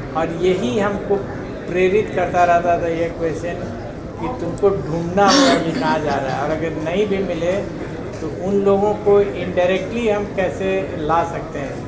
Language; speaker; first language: Hindi; native; Hindi